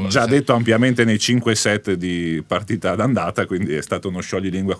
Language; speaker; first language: Italian; native; Italian